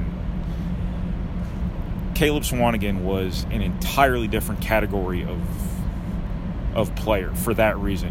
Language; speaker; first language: English; native; English